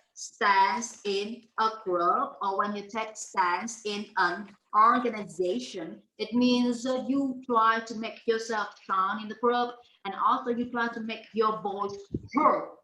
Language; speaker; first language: English; non-native, fluent; Vietnamese